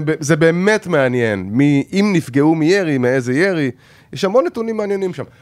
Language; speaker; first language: Hebrew; native; Hebrew